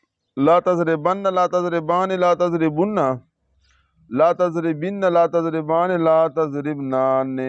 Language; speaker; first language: Arabic; non-native, fluent; Urdu